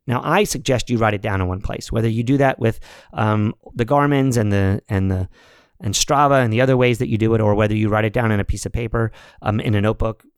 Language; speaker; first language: English; native; English